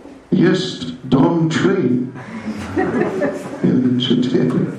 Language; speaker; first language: Russian; non-native, learner; English